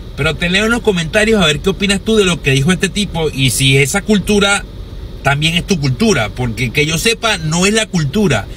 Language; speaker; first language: Spanish; native; Spanish